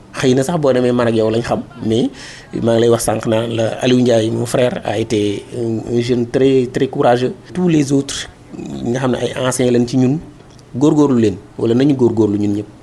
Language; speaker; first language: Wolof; native; Wolof